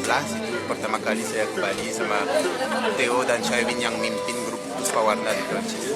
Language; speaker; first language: Indonesian; non-native, fluent; French